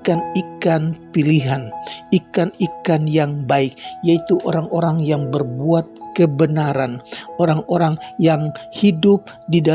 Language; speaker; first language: Indonesian; native; Indonesian